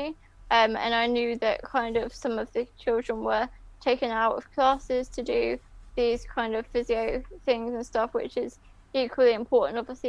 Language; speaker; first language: English; native; English